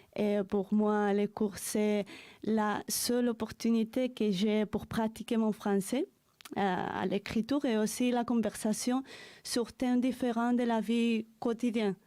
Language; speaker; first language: French; non-native, learner; Spanish